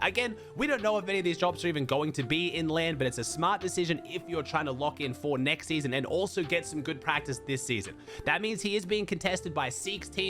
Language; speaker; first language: English; native; English